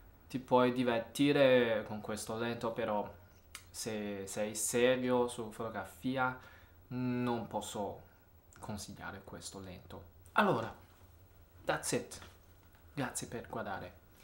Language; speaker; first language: Italian; non-native, learner; English